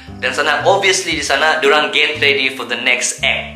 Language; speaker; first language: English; non-native, local second language; Malay